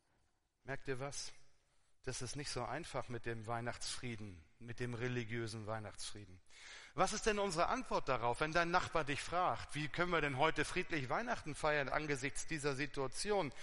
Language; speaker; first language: German; native; German